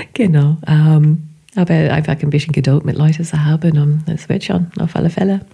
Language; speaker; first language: German; non-native, fluent; English